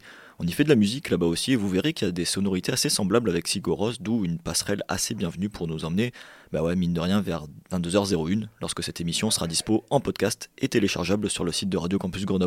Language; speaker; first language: French; native; French